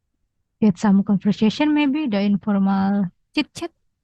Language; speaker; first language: English; non-native, learner; Indonesian